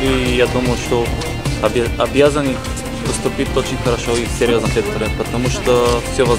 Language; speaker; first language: Russian; non-native, learner; Italian